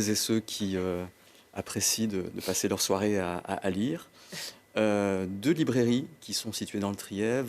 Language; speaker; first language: French; native; French